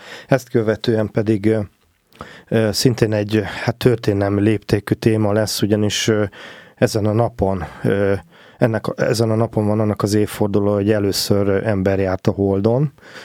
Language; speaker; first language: Hungarian; native; Hungarian